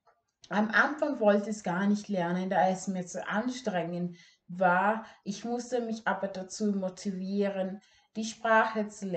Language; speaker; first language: German; non-native, fluent; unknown